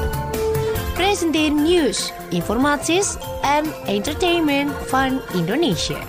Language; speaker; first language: Dutch; non-native, fluent; Indonesian